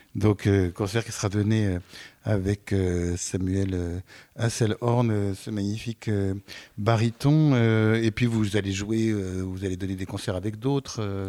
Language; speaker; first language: French; native; French